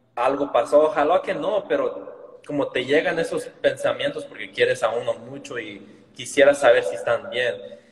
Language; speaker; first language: Spanish; early bilingual, heritage; Spanish